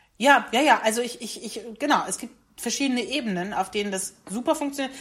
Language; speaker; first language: German; native; German